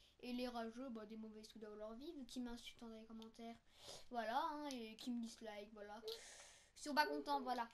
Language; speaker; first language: French; native; French